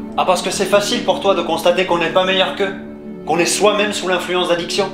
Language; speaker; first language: French; native; French